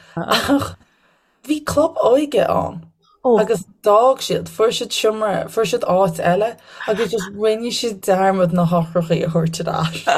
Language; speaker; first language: Irish; native; Irish